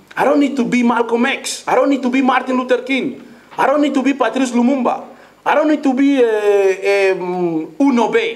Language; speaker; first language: English; non-native, learner; Spanish